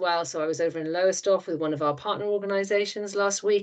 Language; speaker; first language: English; native; English